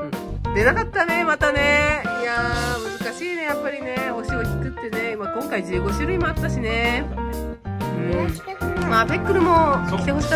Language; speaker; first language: Japanese; native; Japanese